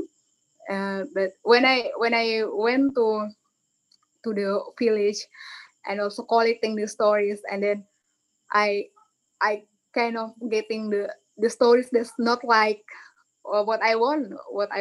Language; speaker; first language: English; non-native, learner; Indonesian